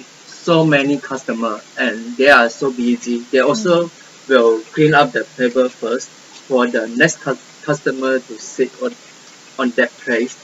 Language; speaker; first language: English; non-native, local second language; Malay